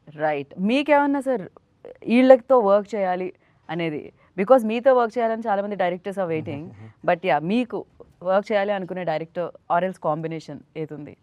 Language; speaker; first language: Telugu; native; Telugu